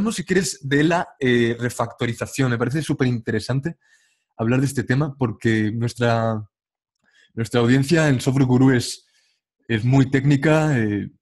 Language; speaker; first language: Spanish; native; Spanish